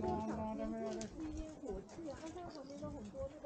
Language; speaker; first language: Chinese; native; Chinese